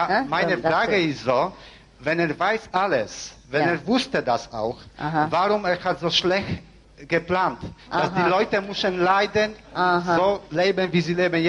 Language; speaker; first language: German; non-native, learner; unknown